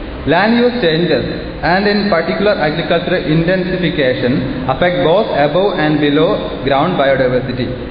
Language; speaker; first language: English; non-native, local second language; Malayalam